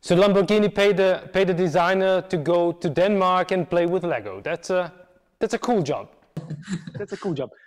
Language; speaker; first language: English; non-native, fluent; Hungarian